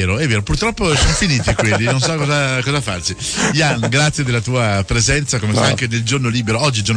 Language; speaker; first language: Italian; native; Italian